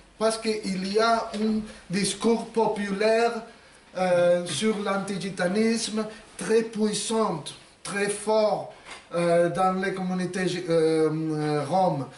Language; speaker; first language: French; non-native, learner; Spanish